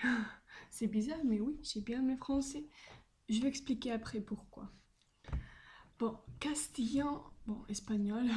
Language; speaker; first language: French; non-native, learner; Spanish